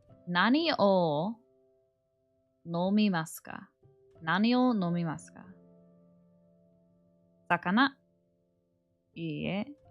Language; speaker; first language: Japanese; non-native, learner; English